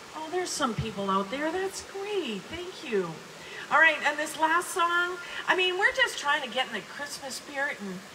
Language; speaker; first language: English; native; English